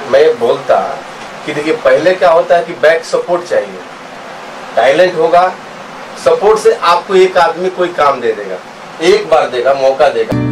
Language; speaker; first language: Hindi; non-native, local second language; Bhojpuri